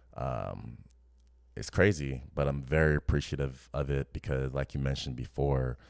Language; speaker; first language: English; native; English